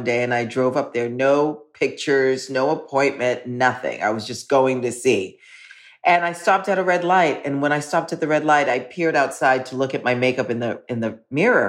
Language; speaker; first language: English; native; English